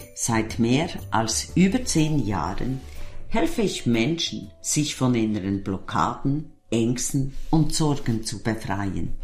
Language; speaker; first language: German; native; German